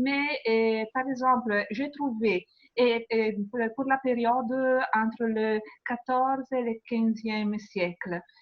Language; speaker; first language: French; non-native, fluent; Italian